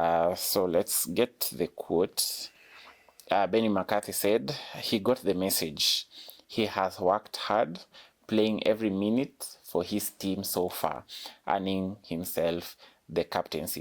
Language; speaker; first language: English; non-native, local second language; Swahili